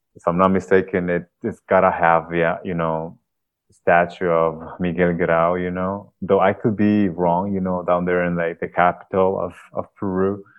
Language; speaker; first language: English; non-native, fluent; Spanish